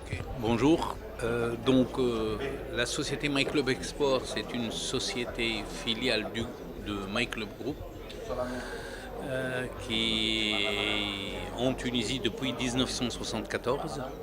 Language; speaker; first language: French; non-native, local second language; Arabic